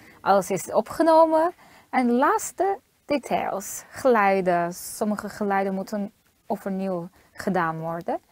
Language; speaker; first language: Dutch; non-native, fluent; Turkish